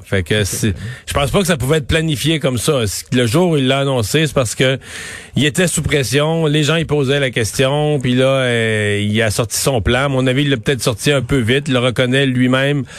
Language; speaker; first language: French; native; French